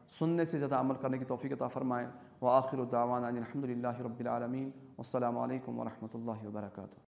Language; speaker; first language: Hindi; non-native, local second language; Kashmiri